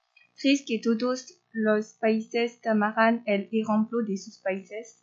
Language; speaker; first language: Spanish; non-native, learner; French